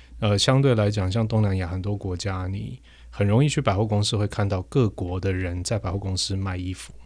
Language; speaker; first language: Chinese; early bilingual, heritage; Chinese